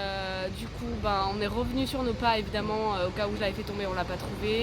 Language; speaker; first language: French; native; French